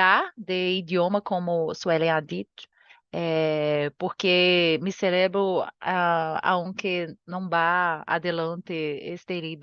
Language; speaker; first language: Spanish; non-native, learner; Portuguese